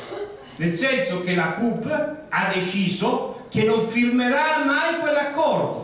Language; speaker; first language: Italian; native; Italian